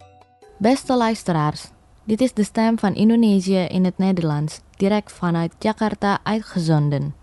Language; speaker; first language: Dutch; non-native, fluent; Indonesian